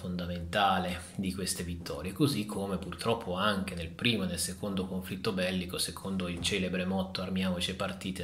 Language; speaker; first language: Italian; native; Italian